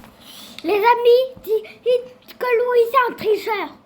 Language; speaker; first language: French; native; French